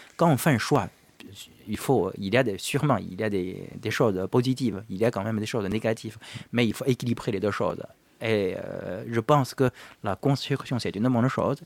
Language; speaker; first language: French; non-native, fluent; Chinese